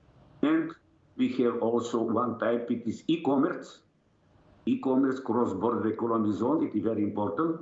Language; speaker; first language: English; non-native, learner; Serbian